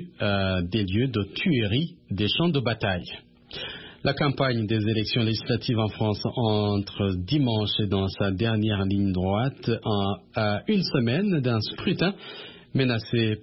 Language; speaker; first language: French; non-native, local second language; Rundi